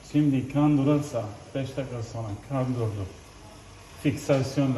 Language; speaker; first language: Turkish; non-native, fluent; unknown